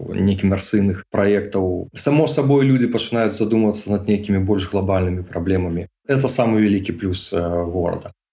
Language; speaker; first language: Belarusian; non-native, local second language; Russian